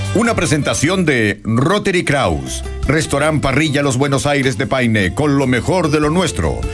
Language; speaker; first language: Spanish; native; Spanish